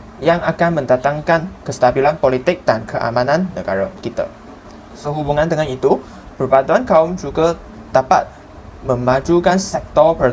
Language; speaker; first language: Malay; non-native, local second language; Chinese